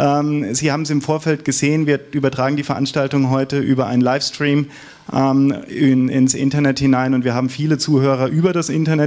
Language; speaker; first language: German; native; German